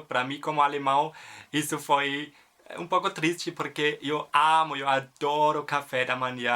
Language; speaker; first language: Portuguese; non-native, fluent; German